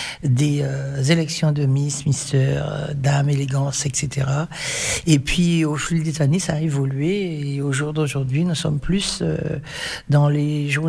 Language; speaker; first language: French; native; French